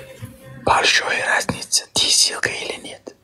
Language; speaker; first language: Russian; non-native, learner; Uzbek